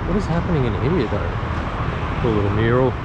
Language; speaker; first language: English; native; English